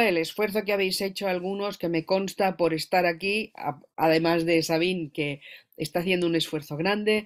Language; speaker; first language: Spanish; native; Spanish